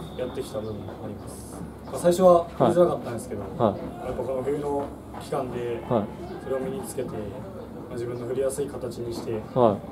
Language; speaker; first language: Japanese; native; Japanese